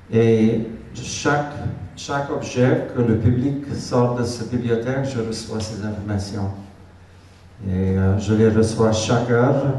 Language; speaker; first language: French; non-native, fluent; Hungarian